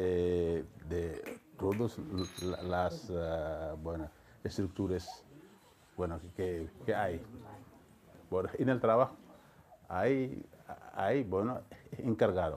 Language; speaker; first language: Spanish; non-native, fluent; Wolof